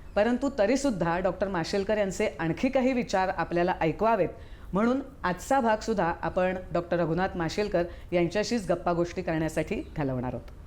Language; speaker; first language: Marathi; native; Marathi